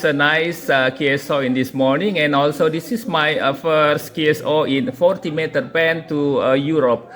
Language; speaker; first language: English; non-native, local second language; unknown